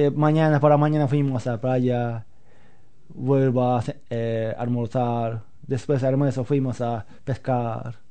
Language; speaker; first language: Spanish; non-native, learner; Japanese